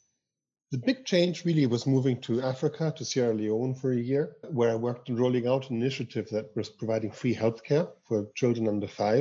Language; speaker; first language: English; non-native, fluent; German